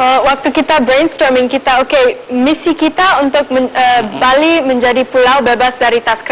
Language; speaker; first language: Indonesian; non-native, local second language; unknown